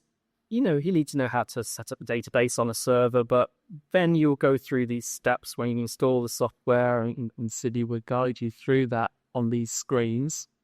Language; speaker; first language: English; native; English